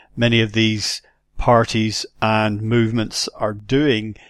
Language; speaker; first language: English; native; English